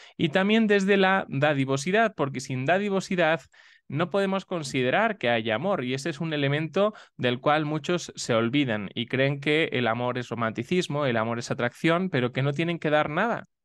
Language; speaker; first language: Spanish; native; Spanish